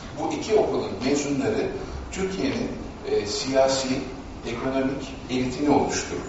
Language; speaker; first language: Turkish; native; Turkish